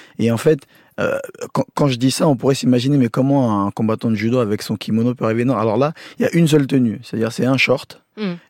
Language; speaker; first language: French; early bilingual, other home language; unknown